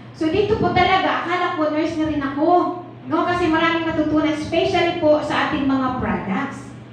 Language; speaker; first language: Filipino; non-native, local second language; Cebuano